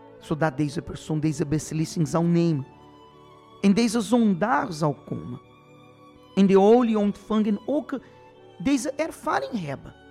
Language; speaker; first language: Dutch; non-native, fluent; Portuguese